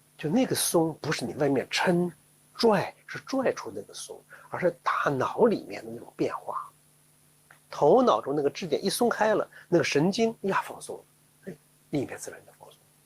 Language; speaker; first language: Chinese; native; Chinese